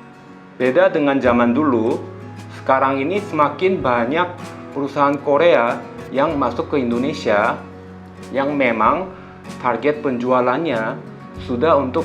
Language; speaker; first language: Indonesian; non-native, fluent; Korean